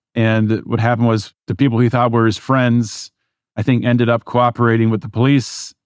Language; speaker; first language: English; native; English